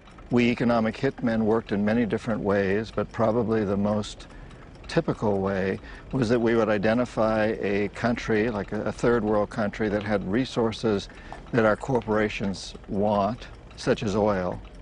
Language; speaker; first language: English; native; English